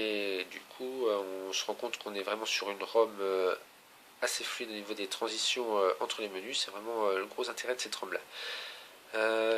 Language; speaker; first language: French; native; French